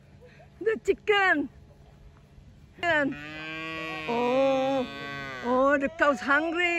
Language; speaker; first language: English; non-native, learner; Indonesian